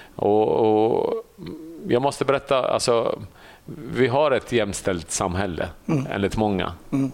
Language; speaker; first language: Swedish; early bilingual, other home language; Assyrian Neo-Aramaic